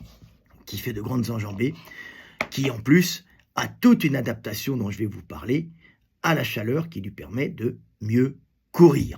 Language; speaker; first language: French; native; French